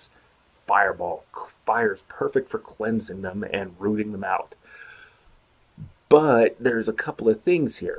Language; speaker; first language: English; native; English